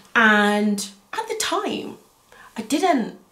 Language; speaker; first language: English; native; English